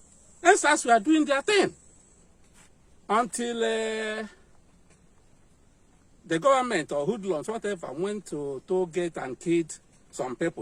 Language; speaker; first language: English; non-native, local second language; Igbo